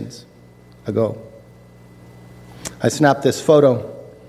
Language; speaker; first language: English; native; English